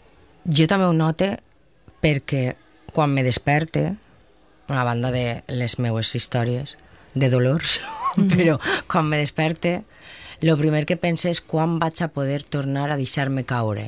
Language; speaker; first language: Catalan; native; Catalan